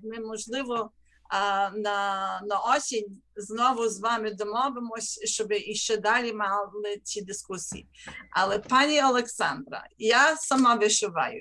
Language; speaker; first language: Ukrainian; early bilingual, heritage; Ukrainian